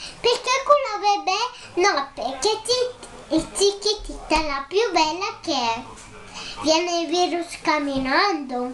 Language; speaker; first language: Spanish; early bilingual, heritage; Spanish